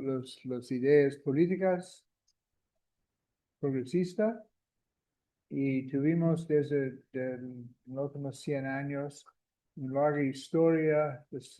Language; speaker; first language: Spanish; non-native, fluent; English